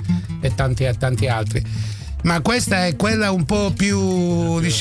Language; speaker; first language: Italian; native; Italian